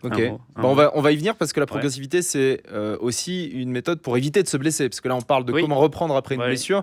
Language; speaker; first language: French; native; French